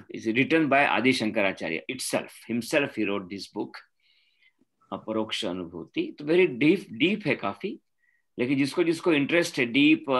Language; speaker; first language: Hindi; non-native, local second language; Marathi